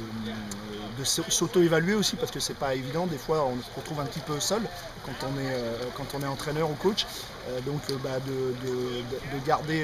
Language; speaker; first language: French; native; French